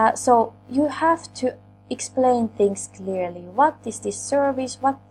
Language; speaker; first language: English; non-native, fluent; Finnish